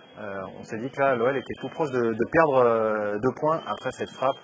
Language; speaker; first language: French; native; French